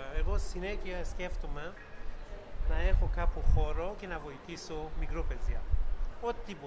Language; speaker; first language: Greek; non-native, learner; Persian